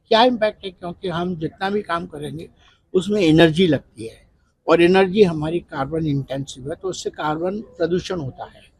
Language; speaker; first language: Hindi; native; Hindi